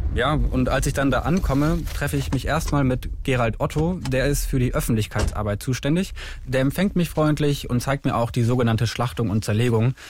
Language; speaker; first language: German; native; German